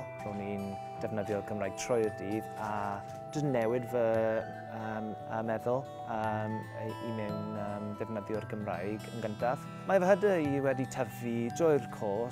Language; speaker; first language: Welsh; non-native, local second language; English